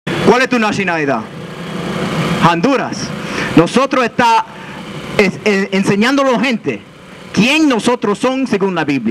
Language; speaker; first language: Spanish; non-native, learner; English